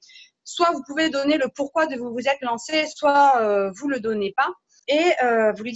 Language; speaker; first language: French; native; French